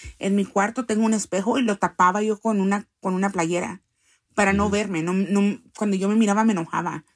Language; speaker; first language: Spanish; early bilingual, heritage; Spanish